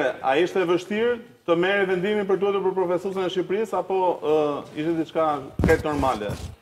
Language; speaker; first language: Albanian; native; Albanian